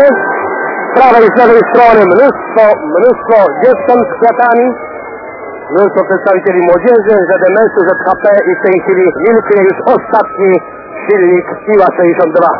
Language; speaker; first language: Polish; native; Polish